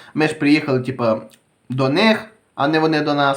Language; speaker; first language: Ukrainian; native; Ukrainian